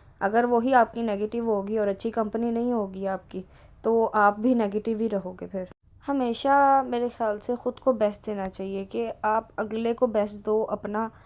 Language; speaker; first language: Urdu; non-native, local second language; Punjabi